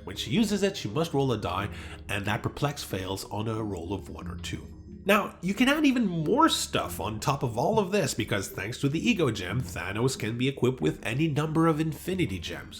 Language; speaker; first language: English; native; English